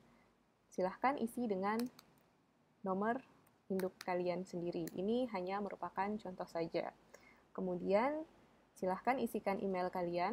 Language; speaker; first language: Indonesian; native; Indonesian